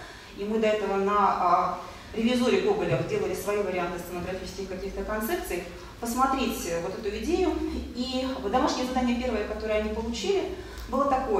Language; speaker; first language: Russian; native; Russian